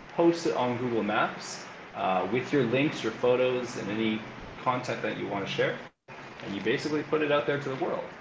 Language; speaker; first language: English; native; English